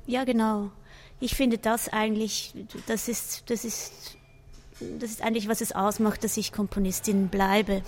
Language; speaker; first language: German; native; German